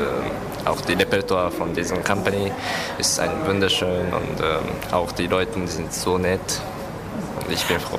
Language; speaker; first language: German; non-native, learner; Japanese